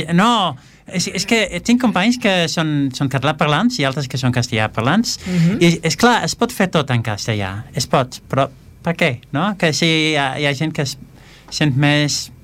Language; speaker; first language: Catalan; non-native, fluent; Dutch